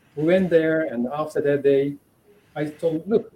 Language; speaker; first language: English; non-native, fluent; Dutch